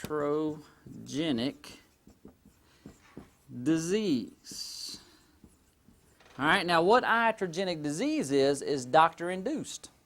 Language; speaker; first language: English; native; English